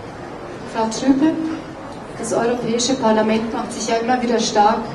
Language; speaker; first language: German; native; German